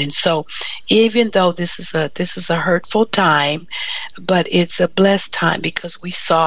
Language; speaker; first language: English; native; English